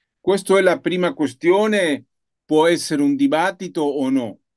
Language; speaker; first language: Italian; non-native, learner; Spanish